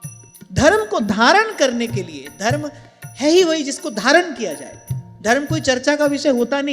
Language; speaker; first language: Hindi; native; Hindi